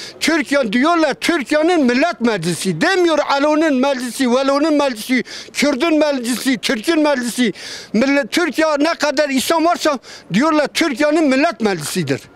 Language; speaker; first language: Turkish; non-native, local second language; Kurdish